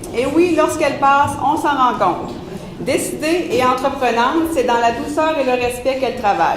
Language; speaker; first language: French; native; French